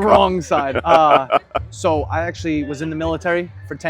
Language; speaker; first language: English; native; English